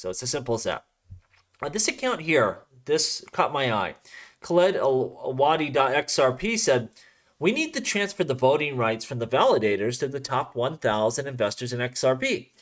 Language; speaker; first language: English; native; English